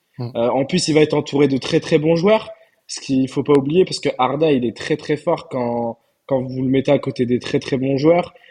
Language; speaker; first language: French; early bilingual, other home language; Turkish